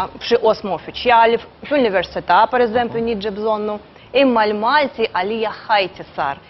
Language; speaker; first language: Maltese; non-native, fluent; Russian